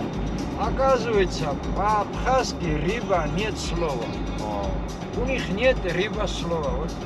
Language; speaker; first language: Russian; non-native, learner; Georgian